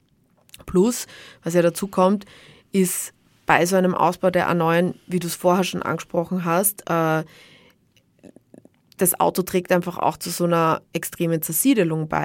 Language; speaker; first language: German; native; German